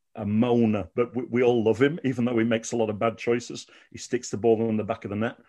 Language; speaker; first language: English; native; English